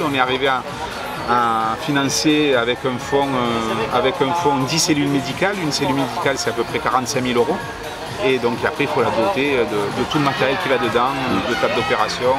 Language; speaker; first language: French; native; French